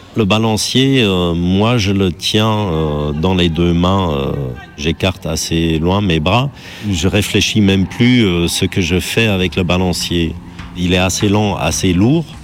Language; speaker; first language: French; non-native, fluent; German